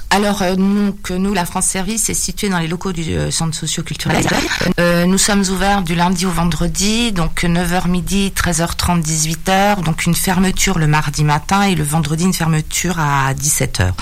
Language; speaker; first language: French; native; French